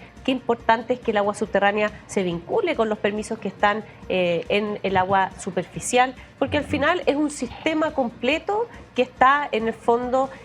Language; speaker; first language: Spanish; native; Spanish